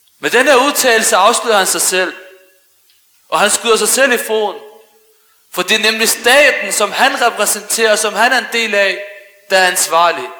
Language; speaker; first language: Danish; early bilingual, other home language; Arabic